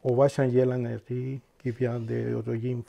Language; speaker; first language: French; non-native, fluent; Spanish